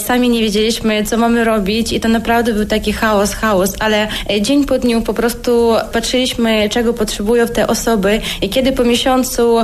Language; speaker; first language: Polish; non-native, fluent; Ukrainian